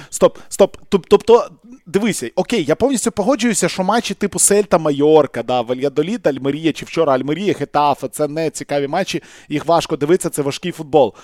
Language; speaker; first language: Ukrainian; non-native, local second language; Russian